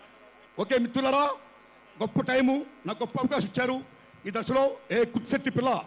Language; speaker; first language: Telugu; native; Telugu